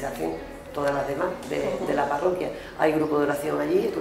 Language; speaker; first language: Spanish; native; Spanish